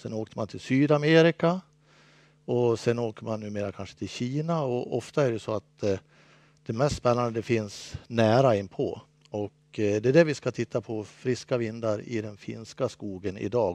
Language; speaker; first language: Swedish; native; Swedish